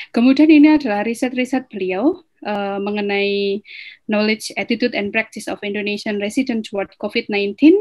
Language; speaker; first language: English; non-native, fluent; Indonesian